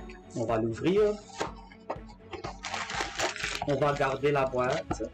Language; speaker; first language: French; non-native, local second language; English